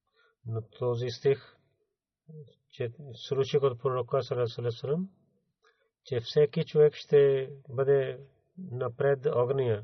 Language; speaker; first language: Bulgarian; non-native, learner; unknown